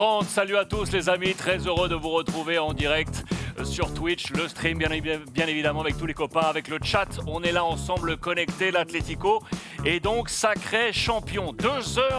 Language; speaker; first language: French; native; French